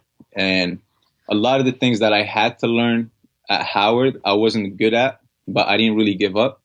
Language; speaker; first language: English; non-native, fluent; Arabic